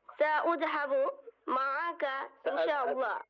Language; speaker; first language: Arabic; non-native, learner; Bangla